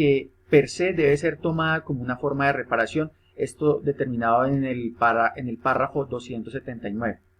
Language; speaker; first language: Spanish; native; Spanish